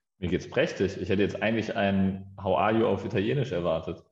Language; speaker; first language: German; native; German